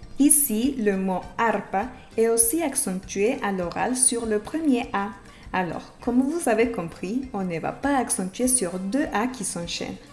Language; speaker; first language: French; non-native, fluent; Spanish